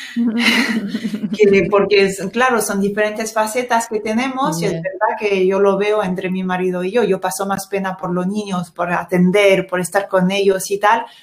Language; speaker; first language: Spanish; non-native, fluent; French